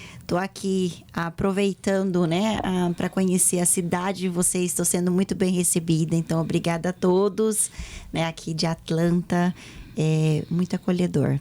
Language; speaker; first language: Portuguese; native; Portuguese